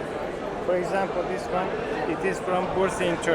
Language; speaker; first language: English; non-native, learner; Turkish